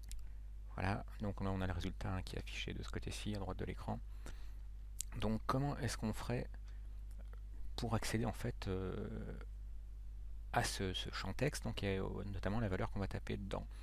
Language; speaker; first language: French; native; French